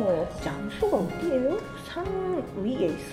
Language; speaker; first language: Korean; non-native, fluent; Japanese